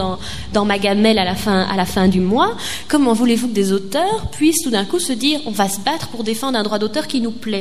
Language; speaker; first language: French; native; French